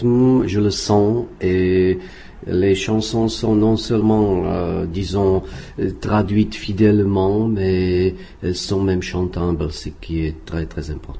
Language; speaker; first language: French; non-native, fluent; Czech